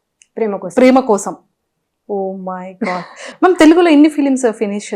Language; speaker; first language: Telugu; native; Telugu